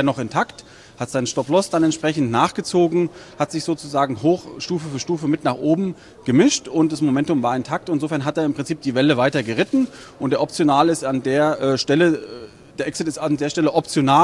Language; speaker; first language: German; native; German